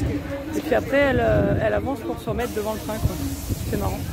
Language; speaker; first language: French; native; French